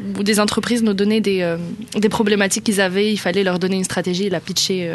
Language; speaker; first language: French; non-native, local second language; Arabic